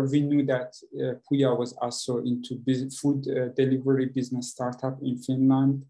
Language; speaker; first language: English; non-native, fluent; Persian